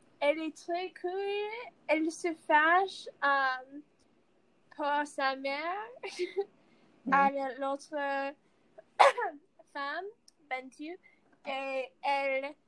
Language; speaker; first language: French; non-native, learner; English